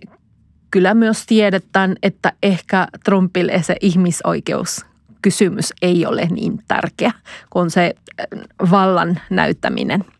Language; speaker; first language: Finnish; non-native, fluent; Spanish